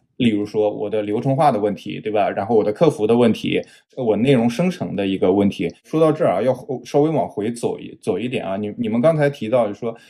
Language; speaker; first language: Chinese; native; Chinese